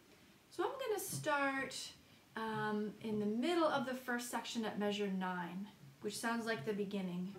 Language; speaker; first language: English; native; English